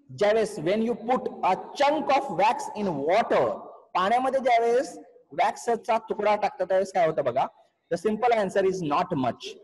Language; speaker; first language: English; non-native, local second language; Marathi